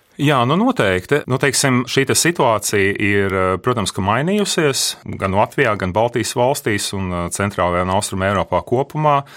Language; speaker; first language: Latvian; native; Latvian